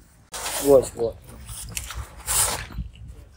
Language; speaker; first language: Japanese; non-native, learner; Thai